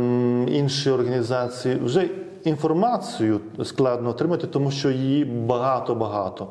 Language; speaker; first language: Ukrainian; non-native, fluent; Lithuanian